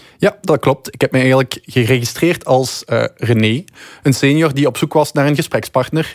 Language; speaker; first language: Dutch; native; Dutch